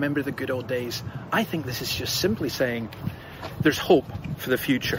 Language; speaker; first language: English; native; English